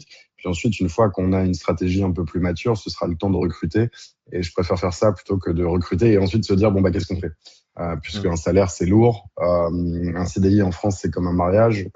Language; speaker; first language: French; native; French